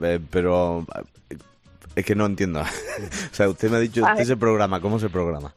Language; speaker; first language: Spanish; native; Spanish